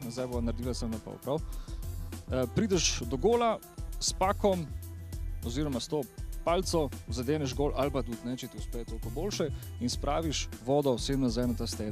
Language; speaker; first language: Slovenian; native; Slovenian